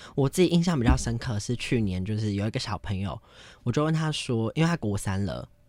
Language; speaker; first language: Chinese; native; Chinese